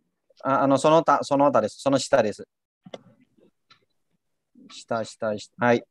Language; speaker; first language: Japanese; non-native, learner; Indonesian